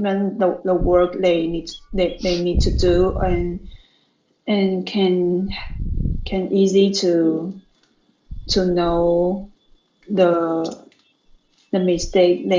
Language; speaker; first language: English; non-native, learner; Chinese